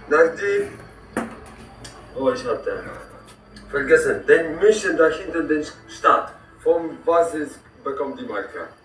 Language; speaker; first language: German; non-native, learner; Polish